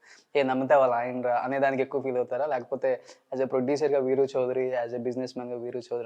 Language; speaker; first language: Telugu; native; Telugu